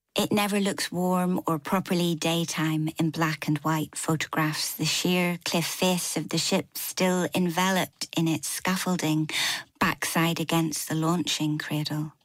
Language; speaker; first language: English; native; English